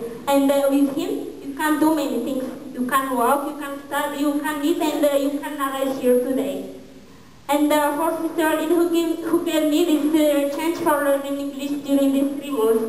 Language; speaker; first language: English; non-native, learner; Malagasy